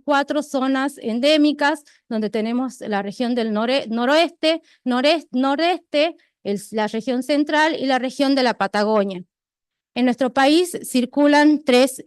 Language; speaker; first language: Spanish; native; Spanish